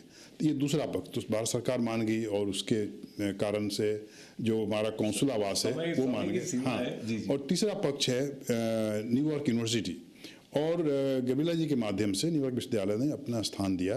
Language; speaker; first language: Hindi; native; Hindi